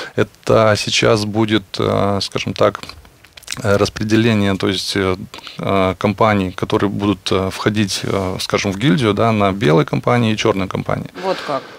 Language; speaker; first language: Russian; native; Russian